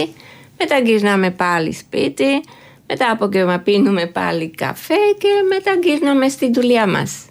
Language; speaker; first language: Greek; non-native, fluent; Georgian